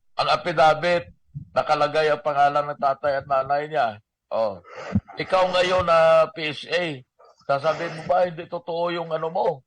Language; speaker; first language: Filipino; native; Filipino